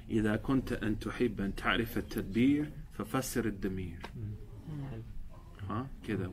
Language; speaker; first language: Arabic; non-native, fluent; English